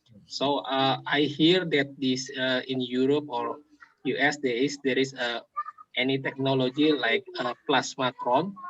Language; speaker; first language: English; non-native, local second language; Indonesian